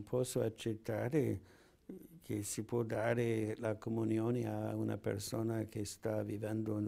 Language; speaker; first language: Italian; non-native, fluent; English